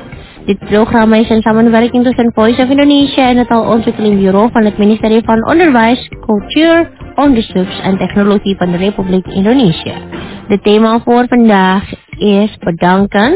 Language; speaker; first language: Dutch; non-native, learner; Indonesian